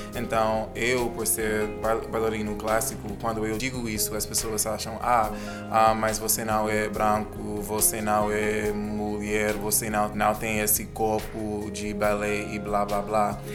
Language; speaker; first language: Portuguese; non-native, fluent; English